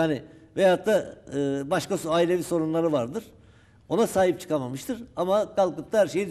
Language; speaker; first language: Turkish; native; Turkish